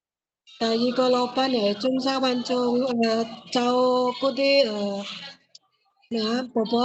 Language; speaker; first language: Cantonese; non-native, learner; Indonesian